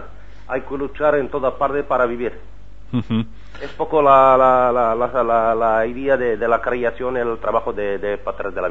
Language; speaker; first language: Spanish; non-native, learner; Arabic